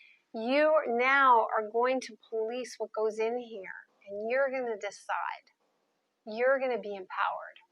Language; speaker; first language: English; native; English